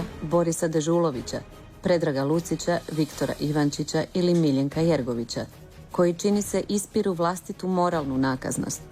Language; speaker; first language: Croatian; native; Croatian